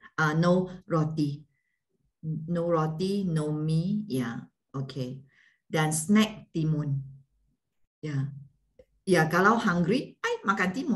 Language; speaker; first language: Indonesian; non-native, learner; Malay